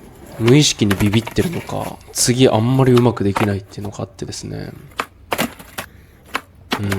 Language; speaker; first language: Japanese; native; Japanese